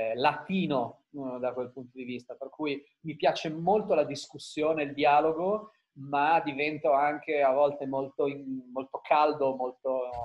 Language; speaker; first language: Italian; native; Italian